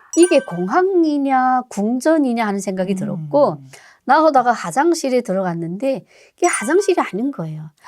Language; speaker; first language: Korean; native; Korean